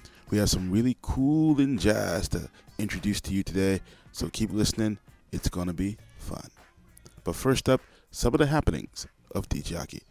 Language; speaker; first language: English; native; English